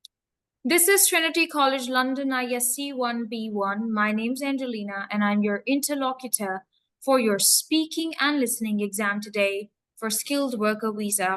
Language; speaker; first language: English; non-native, fluent; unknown